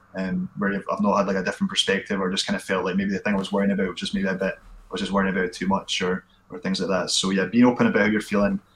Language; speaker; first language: English; native; English